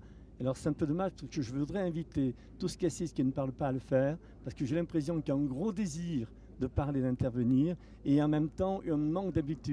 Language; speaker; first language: French; native; French